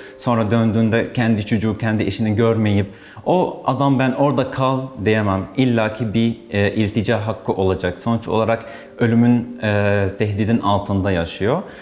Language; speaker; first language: Turkish; non-native, fluent; Arabic